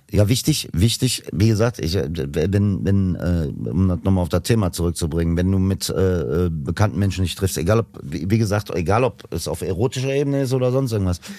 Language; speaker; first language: German; native; German